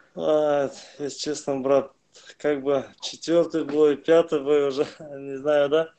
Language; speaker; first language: Russian; non-native, local second language; Kazakh